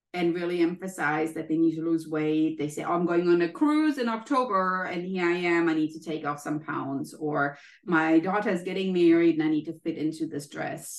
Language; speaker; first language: English; non-native, fluent; German